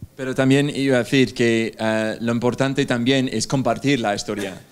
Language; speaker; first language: Spanish; non-native, fluent; English